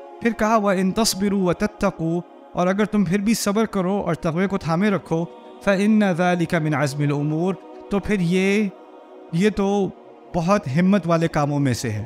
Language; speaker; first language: Urdu; early bilingual, heritage; Urdu